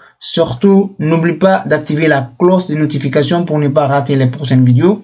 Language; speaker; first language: French; non-native, local second language; Fula